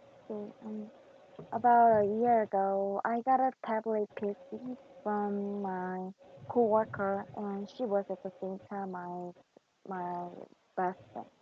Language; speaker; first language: English; non-native, learner; Korean